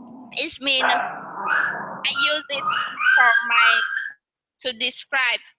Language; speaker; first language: English; non-native, learner; Vietnamese